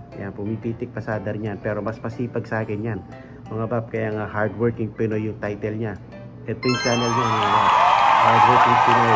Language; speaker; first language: Filipino; non-native, local second language; Pampanga